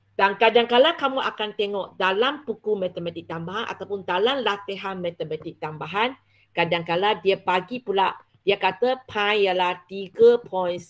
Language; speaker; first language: Malay; non-native, local second language; Chinese